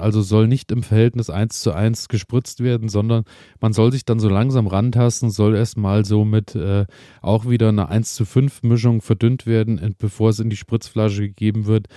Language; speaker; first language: German; native; German